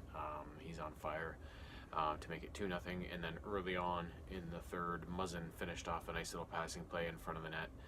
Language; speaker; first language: English; native; English